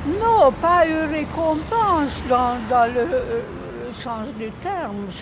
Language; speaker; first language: French; non-native, fluent; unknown